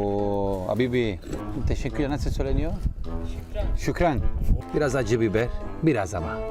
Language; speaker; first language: Turkish; non-native, learner; Italian